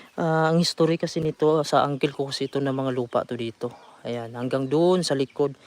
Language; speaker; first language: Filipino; non-native, local second language; Cebuano